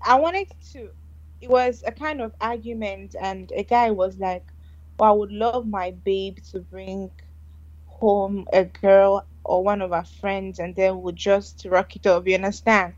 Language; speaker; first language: English; non-native, local second language; Igbo